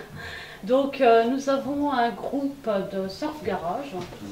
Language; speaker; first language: French; native; French